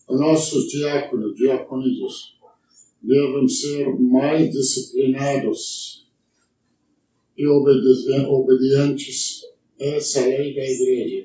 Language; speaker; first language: Portuguese; non-native, learner; Arabic